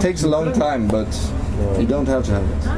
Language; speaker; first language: English; non-native, fluent; Swedish